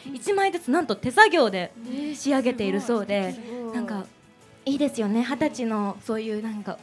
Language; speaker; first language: Japanese; native; Japanese